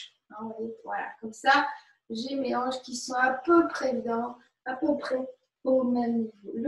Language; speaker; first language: French; native; French